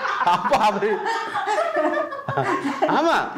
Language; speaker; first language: Tamil; non-native, learner; Malayalam